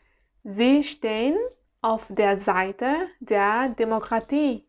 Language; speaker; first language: German; non-native, fluent; Uzbek